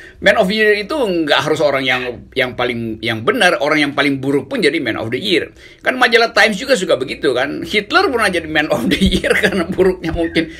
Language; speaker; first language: Indonesian; native; Indonesian